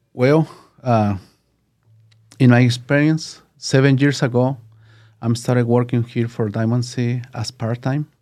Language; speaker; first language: English; non-native, learner; Spanish